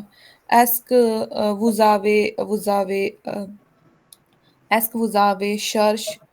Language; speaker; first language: French; non-native, learner; Hindi